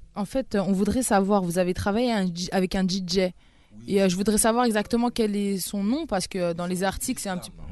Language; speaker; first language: French; early bilingual, other home language; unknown